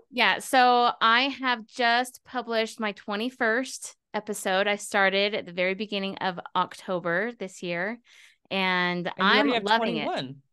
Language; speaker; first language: English; native; English